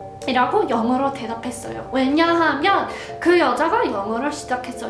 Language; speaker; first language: Korean; non-native, fluent; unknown